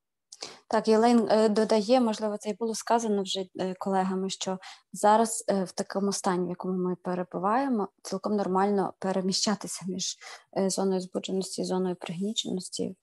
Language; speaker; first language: Ukrainian; native; Ukrainian